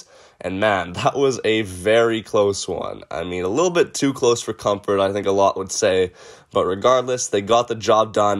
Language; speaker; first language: English; native; English